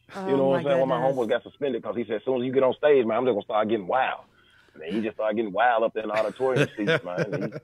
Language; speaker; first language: English; native; English